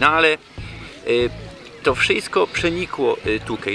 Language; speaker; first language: Polish; non-native, local second language; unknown